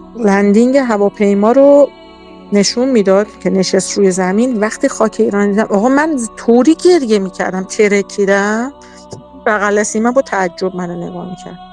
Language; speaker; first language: Persian; native; Persian